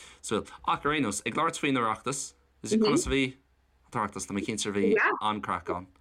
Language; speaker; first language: Irish; non-native, local second language; English